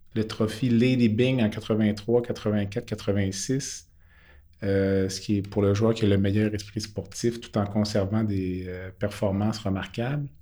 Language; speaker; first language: French; native; French